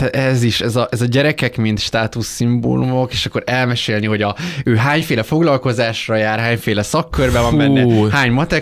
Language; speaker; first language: Hungarian; native; Hungarian